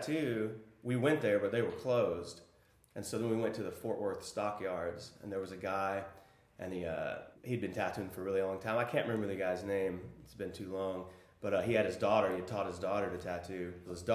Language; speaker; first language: English; native; English